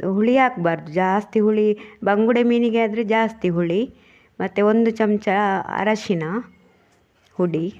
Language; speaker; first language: Kannada; non-native, local second language; Tulu